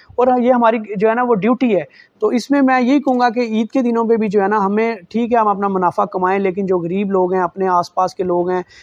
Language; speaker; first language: Urdu; non-native, local second language; Saraiki